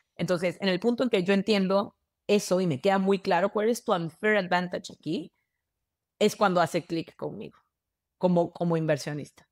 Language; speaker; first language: Spanish; native; Spanish